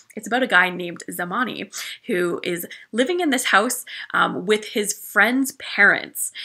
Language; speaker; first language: English; native; English